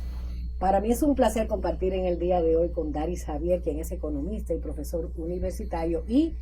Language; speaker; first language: Spanish; native; Spanish